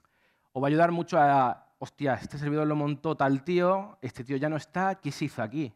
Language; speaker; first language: Spanish; native; Spanish